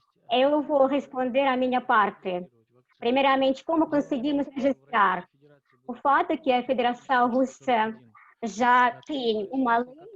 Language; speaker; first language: Portuguese; non-native, fluent; Russian